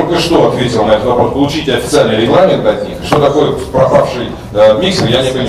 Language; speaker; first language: Russian; native; Russian